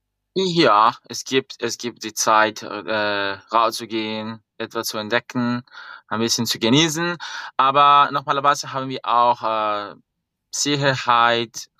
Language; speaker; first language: German; non-native, fluent; Spanish